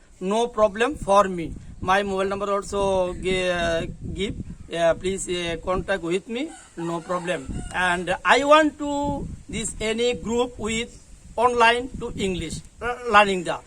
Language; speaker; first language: English; non-native, learner; Bangla